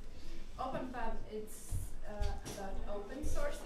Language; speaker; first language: English; non-native, learner; French